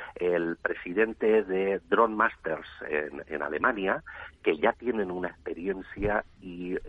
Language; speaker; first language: Spanish; native; Spanish